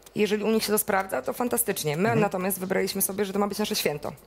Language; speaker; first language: Polish; native; Polish